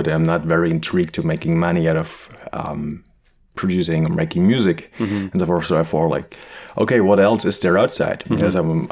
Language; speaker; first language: English; non-native, fluent; German